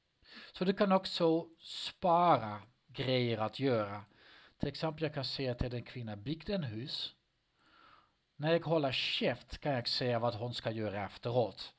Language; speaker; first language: Swedish; non-native, learner; Dutch